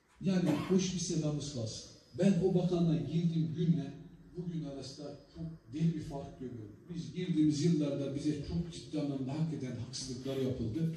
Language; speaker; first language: Turkish; native; Turkish